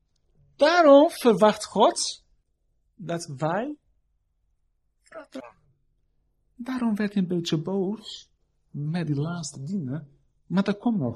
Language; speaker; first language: Dutch; non-native, fluent; Portuguese